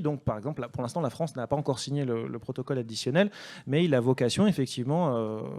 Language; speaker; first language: French; native; French